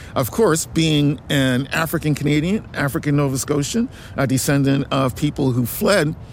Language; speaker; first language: English; native; English